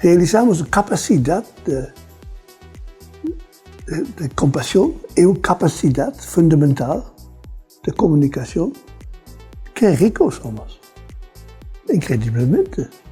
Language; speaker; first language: Spanish; non-native, fluent; Dutch